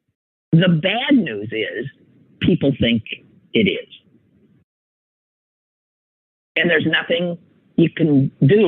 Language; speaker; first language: English; native; English